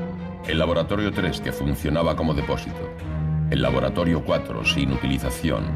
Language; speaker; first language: Spanish; native; Spanish